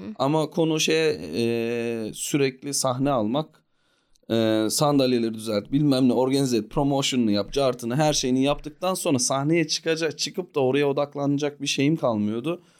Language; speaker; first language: Turkish; early bilingual, heritage; Turkish